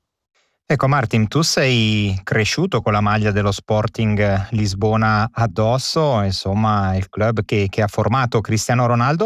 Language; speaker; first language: Italian; native; Italian